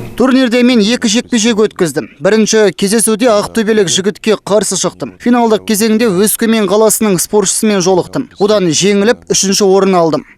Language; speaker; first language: Kazakh; native; Kazakh